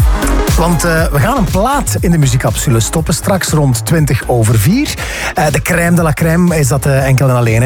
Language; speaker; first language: Dutch; native; Dutch